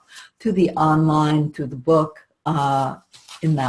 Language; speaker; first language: English; native; English